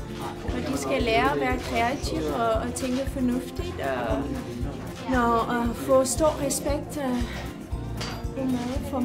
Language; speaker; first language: Danish; non-native, fluent; French